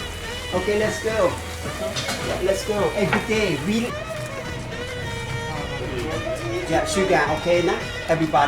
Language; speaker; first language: English; non-native, learner; Khmer